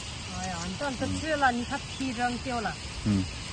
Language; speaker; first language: Chinese; non-native, learner; Nepali